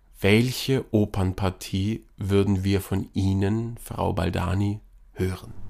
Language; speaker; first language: German; native; German